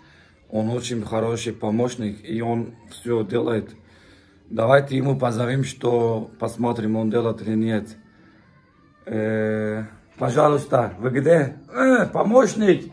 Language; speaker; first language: Russian; non-native, learner; Turkish